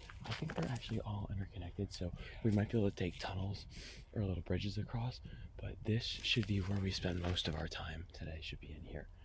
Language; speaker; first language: English; native; English